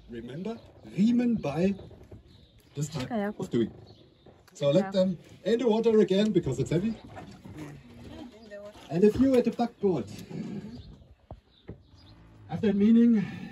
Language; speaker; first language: English; non-native, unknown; German